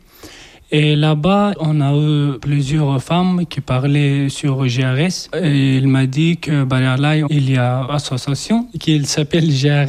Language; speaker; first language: French; non-native, learner; Persian